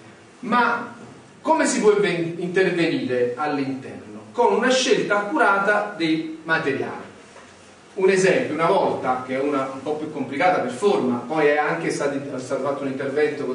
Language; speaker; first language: Italian; native; Italian